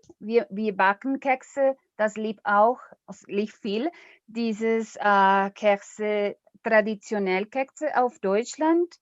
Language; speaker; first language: German; non-native, learner; Spanish